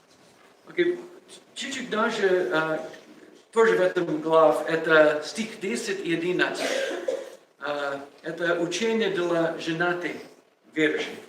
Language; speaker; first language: Russian; non-native, learner; English